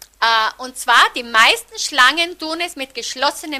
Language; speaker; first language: German; native; German